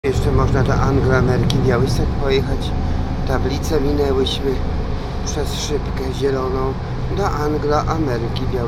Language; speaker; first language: Polish; native; Polish